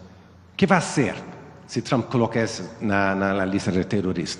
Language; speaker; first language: Spanish; non-native, learner; Swedish